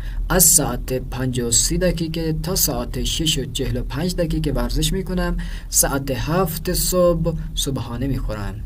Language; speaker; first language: Persian; non-native, fluent; Urdu